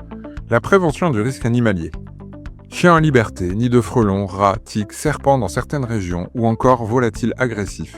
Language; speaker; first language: French; native; French